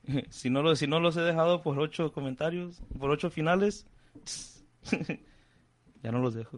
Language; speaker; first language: Spanish; native; Spanish